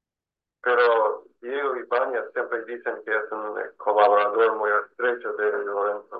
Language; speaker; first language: Spanish; non-native, fluent; English